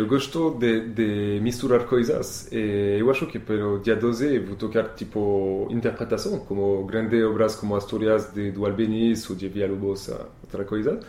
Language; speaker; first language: Portuguese; non-native, learner; French